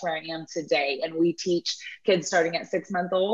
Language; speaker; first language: English; native; English